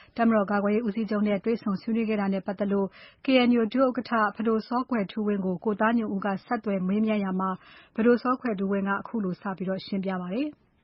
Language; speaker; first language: Burmese; native; Burmese